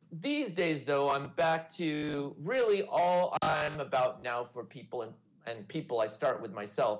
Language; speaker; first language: English; native; English